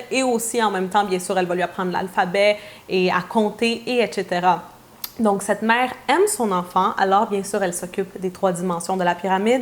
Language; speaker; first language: French; native; French